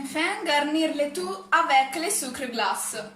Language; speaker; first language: French; non-native, learner; Italian